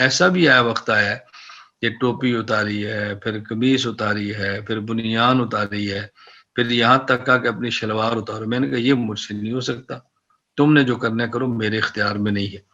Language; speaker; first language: Urdu; non-native, local second language; Punjabi